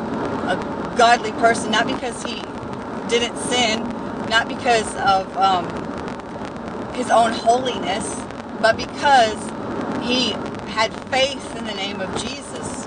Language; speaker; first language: English; native; English